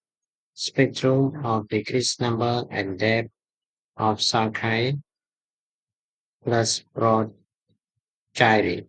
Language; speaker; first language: English; non-native, fluent; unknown